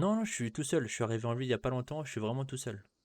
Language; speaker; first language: French; native; French